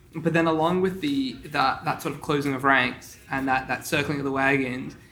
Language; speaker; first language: English; native; English